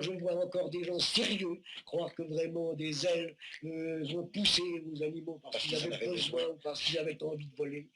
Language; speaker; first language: French; native; French